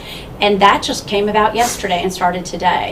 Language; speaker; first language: English; native; English